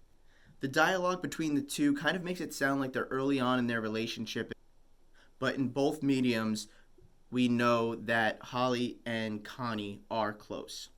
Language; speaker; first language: English; native; English